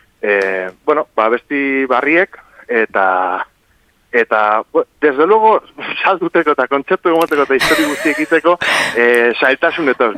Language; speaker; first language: Basque; native; Basque